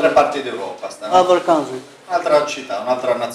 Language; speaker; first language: Italian; native; Italian